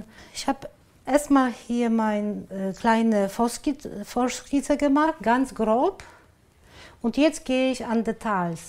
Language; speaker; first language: German; non-native, fluent; Polish